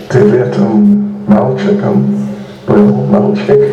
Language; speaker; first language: Russian; non-native, learner; English